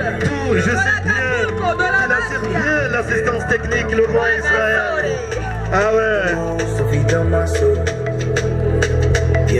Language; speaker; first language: French; non-native, local second language; Rundi